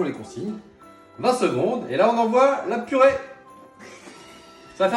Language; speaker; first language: French; native; French